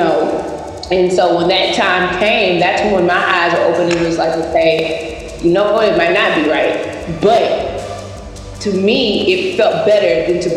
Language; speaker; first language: English; native; English